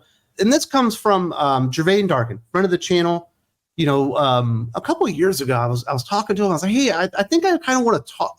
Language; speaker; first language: English; native; English